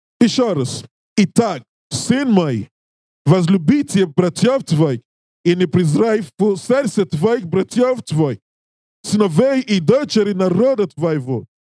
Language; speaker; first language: Russian; non-native, learner; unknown